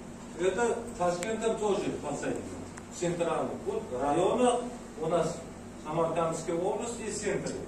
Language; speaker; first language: Russian; non-native, local second language; Uzbek